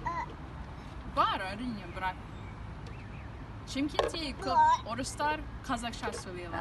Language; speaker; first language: Kazakh; non-native, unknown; English